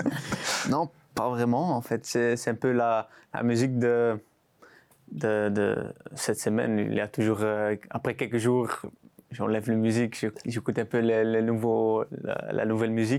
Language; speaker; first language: French; non-native, local second language; Dutch